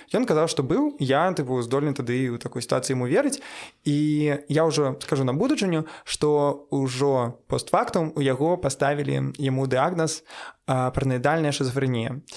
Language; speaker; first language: Belarusian; non-native, local second language; Russian